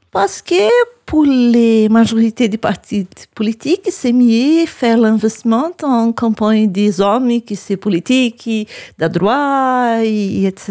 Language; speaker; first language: French; non-native, learner; Portuguese